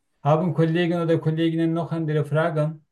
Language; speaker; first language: German; non-native, learner; Turkish